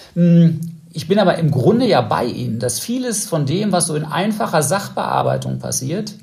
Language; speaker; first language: German; native; German